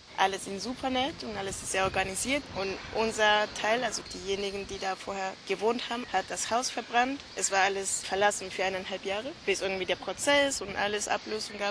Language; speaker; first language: German; early bilingual, heritage; German